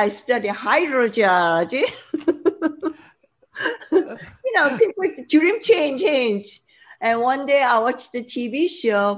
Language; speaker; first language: English; non-native, learner; Korean